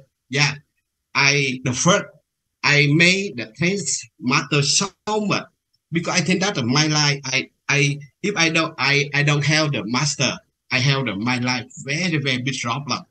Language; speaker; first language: English; non-native, learner; Vietnamese